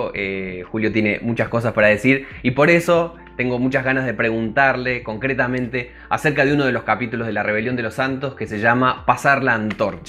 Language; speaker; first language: Spanish; native; Spanish